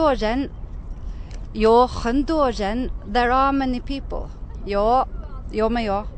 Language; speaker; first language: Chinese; non-native, fluent; English